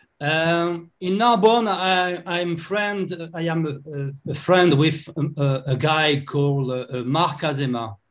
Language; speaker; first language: English; non-native, learner; French